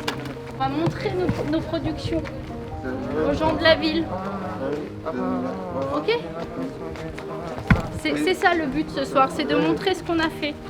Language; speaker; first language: French; native; French